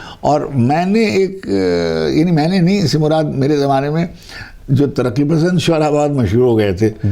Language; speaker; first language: Urdu; native; Urdu